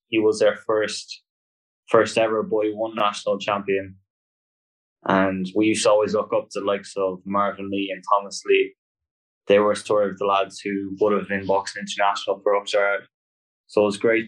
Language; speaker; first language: English; native; English